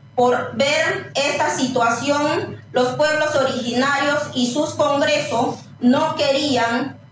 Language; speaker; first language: Spanish; non-native, local second language; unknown